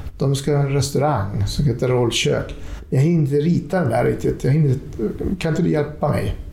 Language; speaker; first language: Swedish; native; Swedish